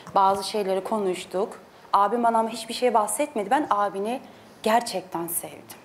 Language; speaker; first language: Turkish; native; Turkish